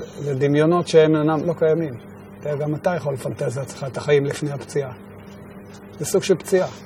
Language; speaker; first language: Hebrew; early bilingual, other home language; German